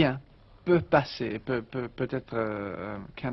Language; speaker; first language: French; non-native, learner; English